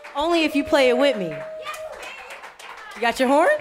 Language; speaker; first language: English; native; English